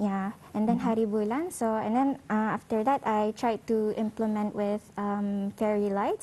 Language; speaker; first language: English; non-native, local second language; Malay